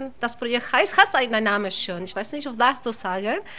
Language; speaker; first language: German; non-native, learner; Spanish